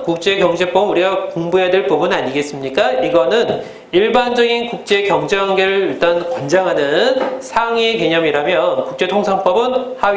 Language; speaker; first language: Korean; native; Korean